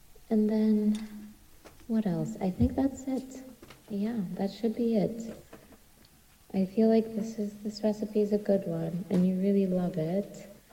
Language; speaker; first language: English; non-native, fluent; Turkish